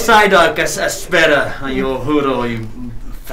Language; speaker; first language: Spanish; non-native, learner; English